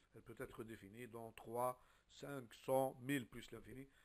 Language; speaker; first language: French; non-native, local second language; Arabic